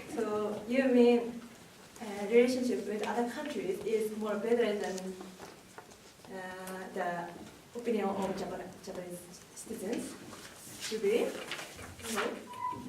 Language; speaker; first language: English; non-native, learner; Japanese